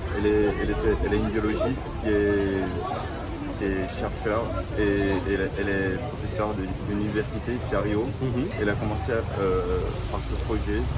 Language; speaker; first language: French; non-native, fluent; Portuguese